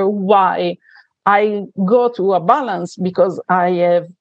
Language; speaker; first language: English; non-native, fluent; Italian